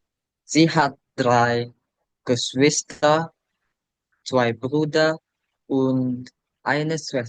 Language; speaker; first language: German; non-native, learner; Indonesian